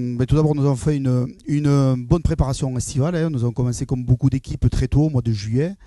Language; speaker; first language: French; native; French